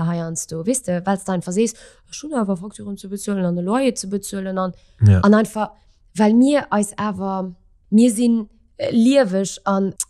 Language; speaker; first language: Luxembourgish; early bilingual, other home language; Portuguese